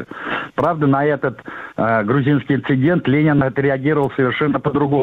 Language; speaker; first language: Russian; native; Russian